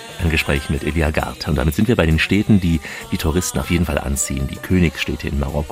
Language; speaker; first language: German; native; German